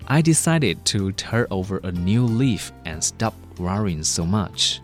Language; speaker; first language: English; non-native, fluent; Chinese